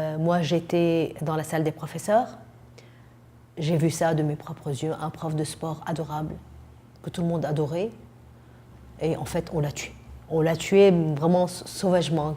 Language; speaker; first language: French; non-native, fluent; Arabic